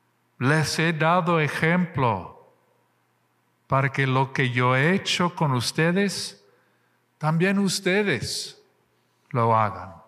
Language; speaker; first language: Spanish; non-native, fluent; English